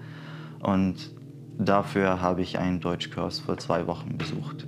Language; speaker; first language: German; non-native, fluent; Arabic